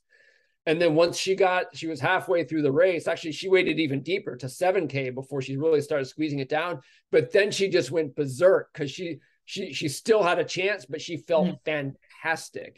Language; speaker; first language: English; native; English